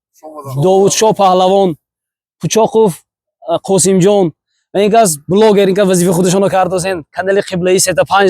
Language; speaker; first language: Persian; native; Persian